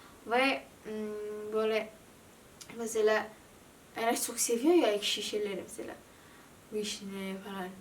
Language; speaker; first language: Turkish; non-native, learner; Indonesian